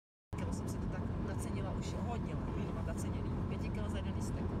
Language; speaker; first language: Czech; native; Czech